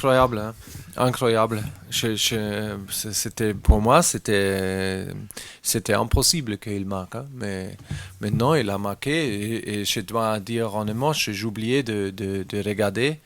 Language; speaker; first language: French; non-native, learner; German